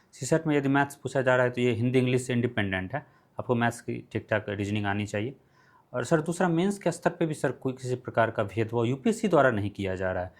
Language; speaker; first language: Hindi; non-native, local second language; Maithili